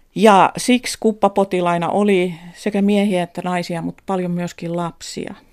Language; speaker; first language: Finnish; native; Finnish